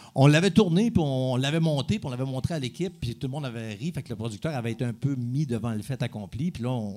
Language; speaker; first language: French; native; French